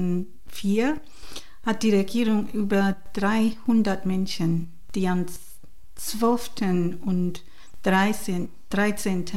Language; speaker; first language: German; non-native, learner; Divehi